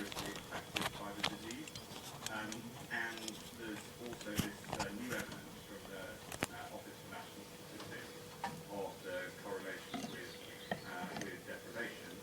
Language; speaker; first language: English; native; English